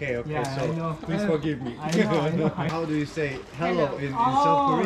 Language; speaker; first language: English; non-native, fluent; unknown